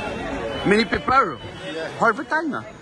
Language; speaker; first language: English; non-native, learner; French